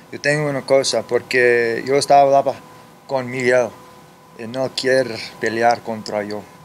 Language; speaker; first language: Spanish; early bilingual, heritage; English